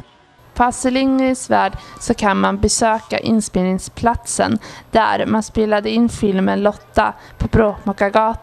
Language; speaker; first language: Swedish; native; Swedish